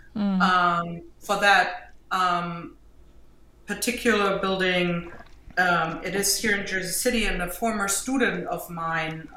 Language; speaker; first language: English; non-native, fluent; German